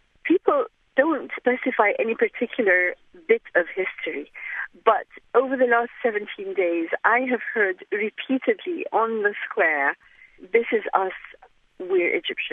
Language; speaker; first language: English; non-native, fluent; Arabic